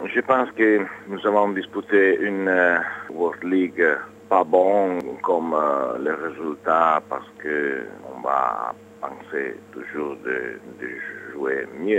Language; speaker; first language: French; non-native, learner; Italian